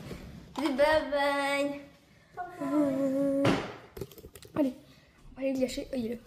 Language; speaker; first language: French; native; French